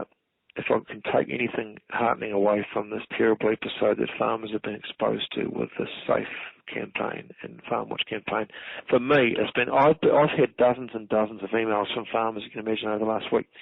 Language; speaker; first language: English; native; English